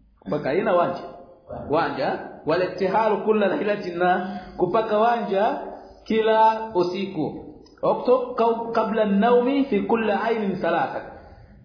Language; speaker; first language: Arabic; non-native, fluent; Swahili